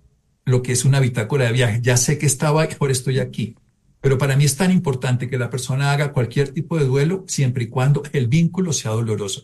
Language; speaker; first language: Spanish; native; Spanish